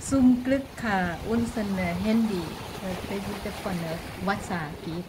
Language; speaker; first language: German; non-native, learner; Thai